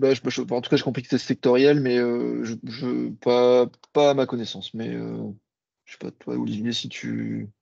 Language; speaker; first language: French; native; French